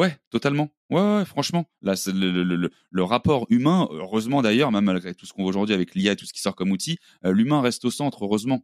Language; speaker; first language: French; native; French